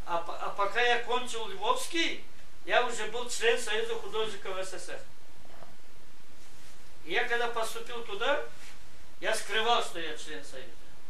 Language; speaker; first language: Russian; non-native, local second language; Gagauz